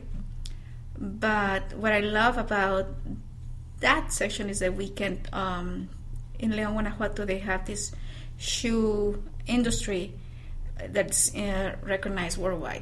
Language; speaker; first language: English; non-native, fluent; Spanish